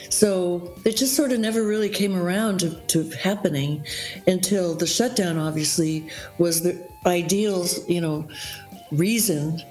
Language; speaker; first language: English; native; English